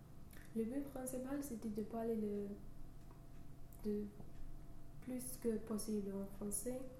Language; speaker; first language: French; non-native, fluent; English